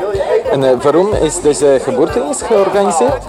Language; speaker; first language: Dutch; non-native, learner; Polish